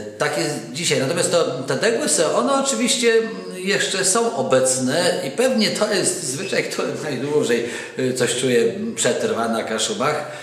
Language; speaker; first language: Polish; non-native, local second language; Kashubian